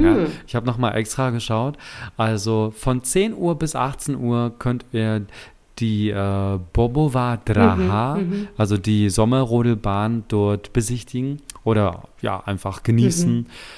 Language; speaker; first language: German; native; German